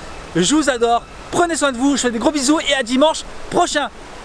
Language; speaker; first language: French; native; French